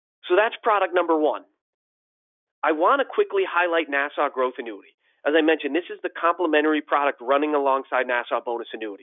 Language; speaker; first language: English; native; English